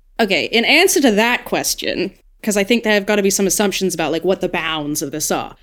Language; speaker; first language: English; native; English